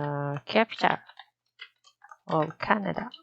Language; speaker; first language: English; non-native, learner; Japanese